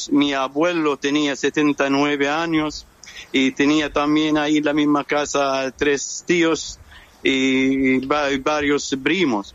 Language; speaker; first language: Spanish; non-native, fluent; Arabic